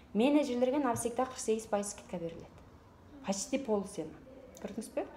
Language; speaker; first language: Russian; non-native, local second language; Kyrgyz